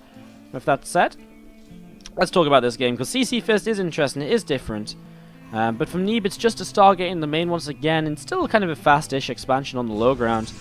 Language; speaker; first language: English; native; English